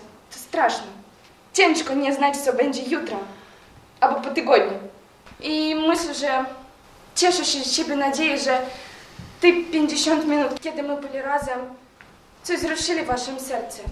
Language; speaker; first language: Polish; non-native, learner; Ukrainian